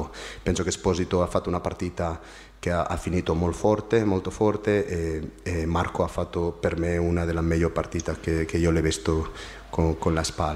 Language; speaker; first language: Italian; non-native, fluent; Spanish